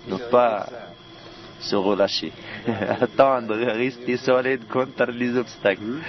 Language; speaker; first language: French; non-native, fluent; Arabic